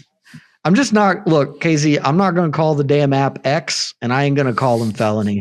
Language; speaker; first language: English; native; English